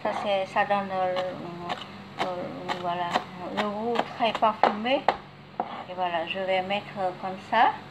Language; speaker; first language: French; non-native, fluent; Vietnamese